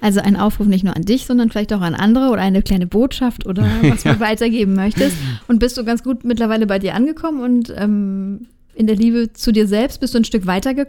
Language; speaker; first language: German; native; German